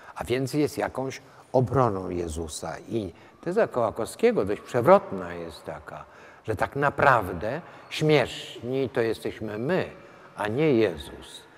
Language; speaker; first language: Polish; native; Polish